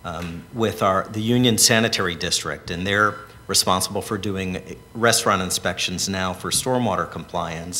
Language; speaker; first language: English; native; English